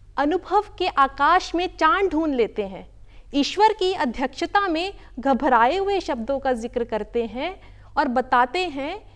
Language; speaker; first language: Hindi; native; Hindi